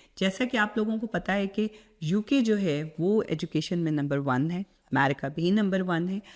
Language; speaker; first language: Urdu; non-native, local second language; Punjabi